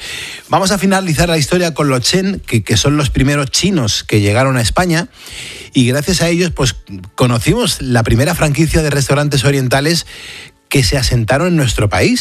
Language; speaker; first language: Spanish; native; Spanish